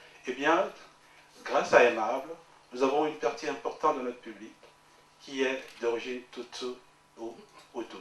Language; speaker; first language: French; native; French